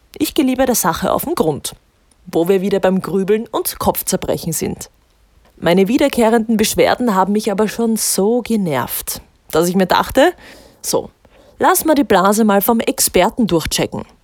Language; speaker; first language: German; native; German